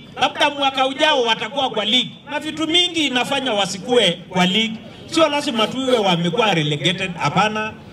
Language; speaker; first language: Swahili; non-native, local second language; Masai